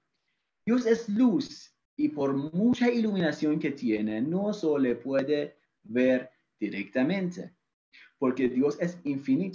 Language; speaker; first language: Spanish; non-native, fluent; Persian